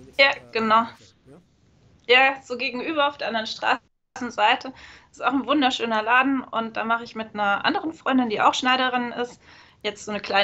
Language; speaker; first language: German; native; German